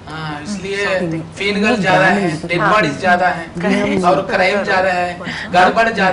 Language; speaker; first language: Hindi; non-native, local second language; Telugu